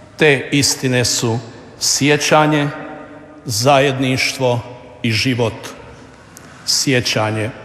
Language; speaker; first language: Croatian; native; Croatian